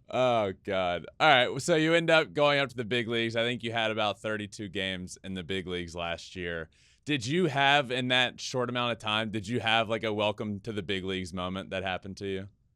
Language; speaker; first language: English; native; English